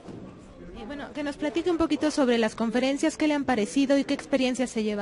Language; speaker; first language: Spanish; native; Spanish